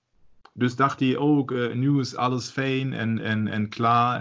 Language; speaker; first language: Dutch; non-native, learner; German